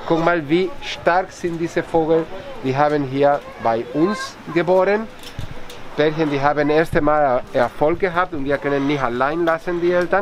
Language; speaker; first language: German; non-native, fluent; Spanish